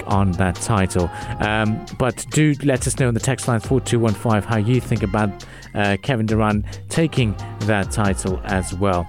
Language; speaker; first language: English; non-native, local second language; Urdu